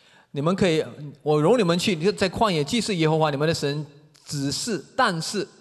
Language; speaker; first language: Chinese; native; Chinese